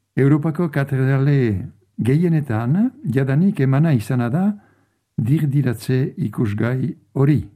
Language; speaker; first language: Basque; native; Basque